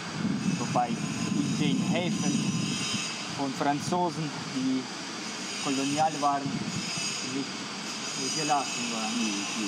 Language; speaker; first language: German; non-native, fluent; Ukrainian